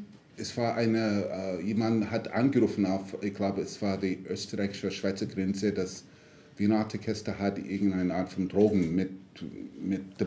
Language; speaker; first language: German; non-native, fluent; English